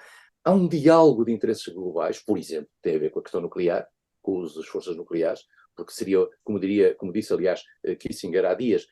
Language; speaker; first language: Portuguese; native; Portuguese